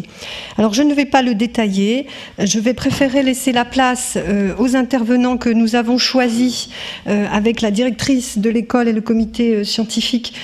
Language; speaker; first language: French; native; French